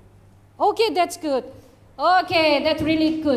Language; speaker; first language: English; non-native, fluent; Indonesian